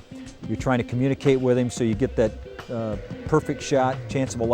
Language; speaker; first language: English; native; English